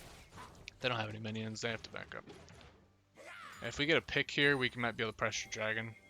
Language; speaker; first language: English; native; English